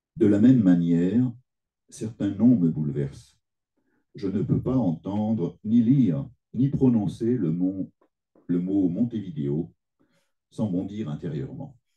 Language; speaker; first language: French; native; French